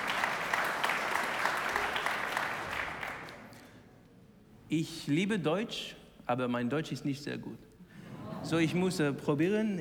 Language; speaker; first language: German; non-native, learner; English